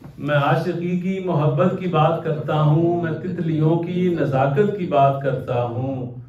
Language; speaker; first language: Urdu; non-native, local second language; Punjabi